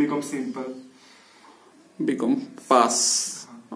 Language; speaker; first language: English; non-native, local second language; Hindi